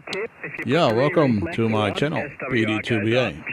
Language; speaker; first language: English; non-native, fluent; Dutch